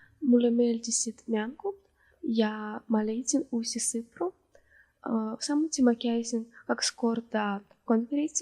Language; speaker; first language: Estonian; non-native, local second language; Russian